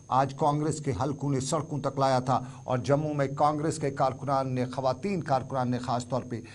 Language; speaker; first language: Urdu; non-native, local second language; Kashmiri